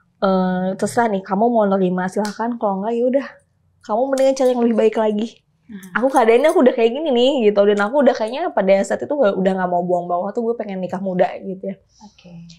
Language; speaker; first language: Indonesian; native; Indonesian